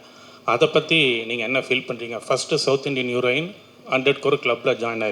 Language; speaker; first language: Tamil; native; Tamil